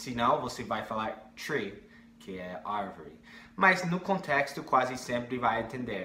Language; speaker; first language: Portuguese; non-native, fluent; English